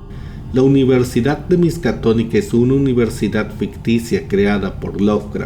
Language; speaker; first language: Spanish; native; Spanish